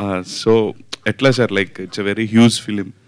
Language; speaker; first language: Telugu; native; Telugu